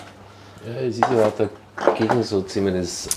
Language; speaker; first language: German; native; German